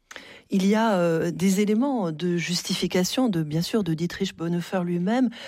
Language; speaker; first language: French; native; French